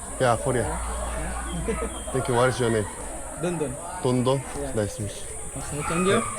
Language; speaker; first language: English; non-native, learner; Korean